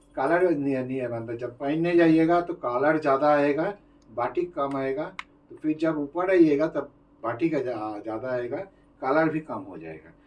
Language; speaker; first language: Hindi; non-native, local second language; Bangla